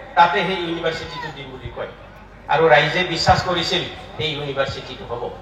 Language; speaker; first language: Assamese; non-native, local second language; Bodo